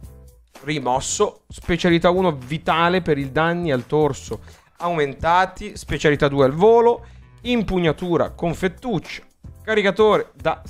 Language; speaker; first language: Italian; native; Italian